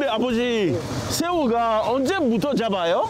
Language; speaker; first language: Korean; non-native, fluent; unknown